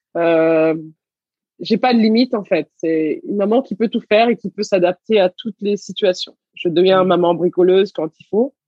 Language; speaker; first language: French; early bilingual, other home language; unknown